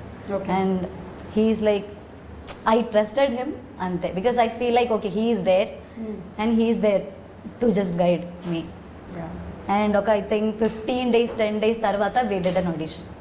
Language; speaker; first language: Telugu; non-native, learner; Malayalam